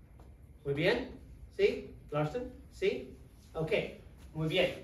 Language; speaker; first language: Spanish; non-native, fluent; English